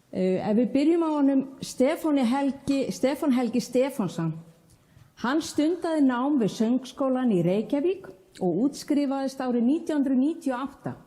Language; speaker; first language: Icelandic; native; Icelandic